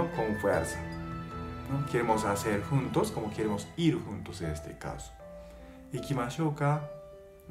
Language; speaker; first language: Spanish; non-native, fluent; Japanese